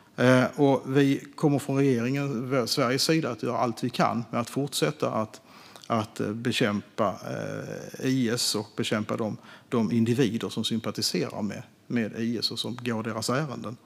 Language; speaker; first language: Swedish; native; Swedish